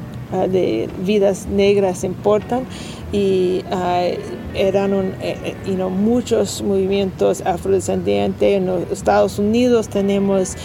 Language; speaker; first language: Spanish; non-native, learner; English